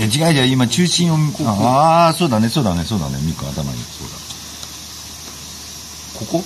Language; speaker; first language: Japanese; native; Japanese